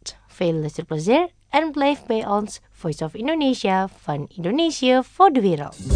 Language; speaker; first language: Dutch; non-native, fluent; Indonesian